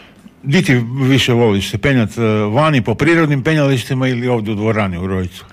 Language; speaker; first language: Serbian; native; Serbian